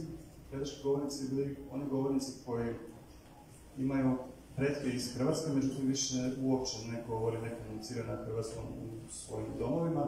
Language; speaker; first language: Croatian; native; Croatian